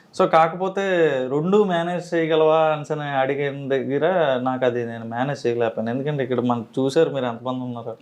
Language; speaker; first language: Telugu; native; Telugu